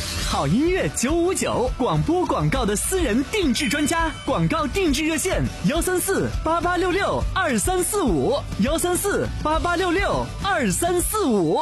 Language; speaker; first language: Chinese; native; Chinese